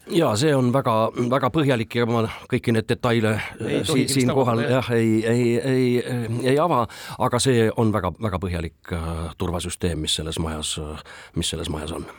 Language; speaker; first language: Estonian; native; Estonian